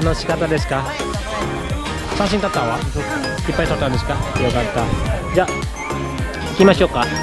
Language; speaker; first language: Japanese; non-native, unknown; Balinese